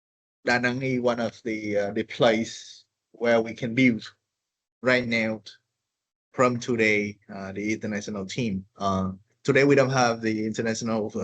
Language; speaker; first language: English; non-native, fluent; Vietnamese